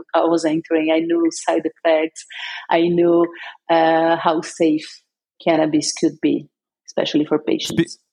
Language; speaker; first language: English; non-native, fluent; Portuguese